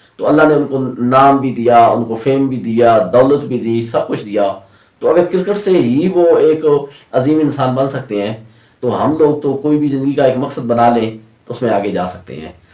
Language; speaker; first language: Urdu; non-native, local second language; Punjabi